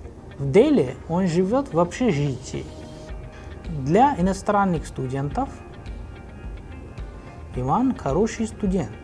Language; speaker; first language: Russian; non-native, fluent; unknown